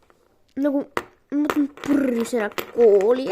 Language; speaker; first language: Estonian; non-native, local second language; Russian